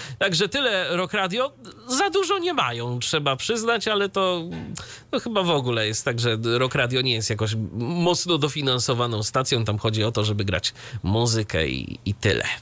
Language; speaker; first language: Polish; native; Polish